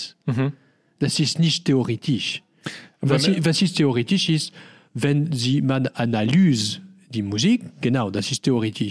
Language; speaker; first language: German; non-native, learner; French